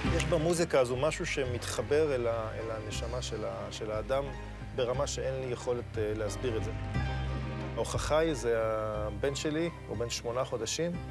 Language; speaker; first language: Hebrew; native; Hebrew